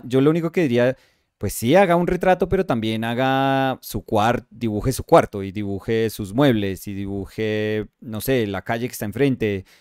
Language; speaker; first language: Spanish; native; Spanish